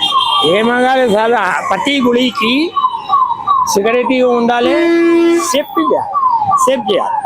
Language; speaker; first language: Telugu; non-native, local second language; Urdu